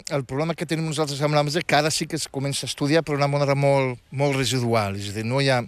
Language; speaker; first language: Catalan; non-native, fluent; Riffian